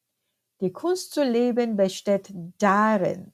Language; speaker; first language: German; non-native, fluent; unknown